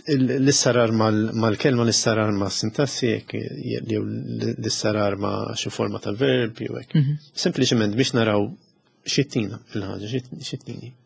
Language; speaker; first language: Maltese; native; Maltese